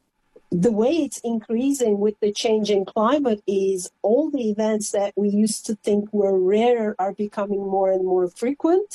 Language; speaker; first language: English; non-native, fluent; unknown